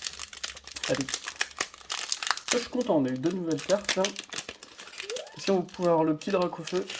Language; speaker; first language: French; native; French